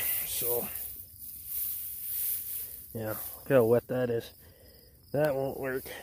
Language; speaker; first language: English; native; English